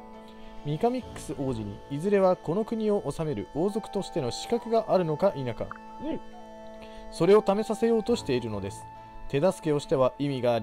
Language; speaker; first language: Japanese; native; Japanese